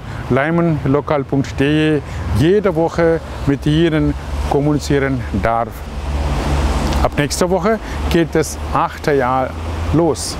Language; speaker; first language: German; non-native, fluent; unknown